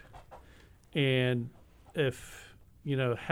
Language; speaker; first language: English; native; English